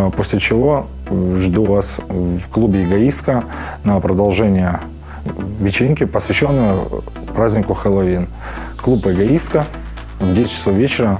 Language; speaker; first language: Russian; native; Russian